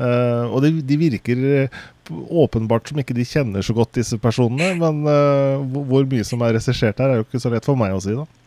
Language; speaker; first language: Norwegian; native; Norwegian